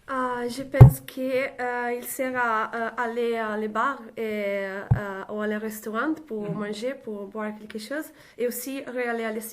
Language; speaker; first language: French; non-native, learner; Italian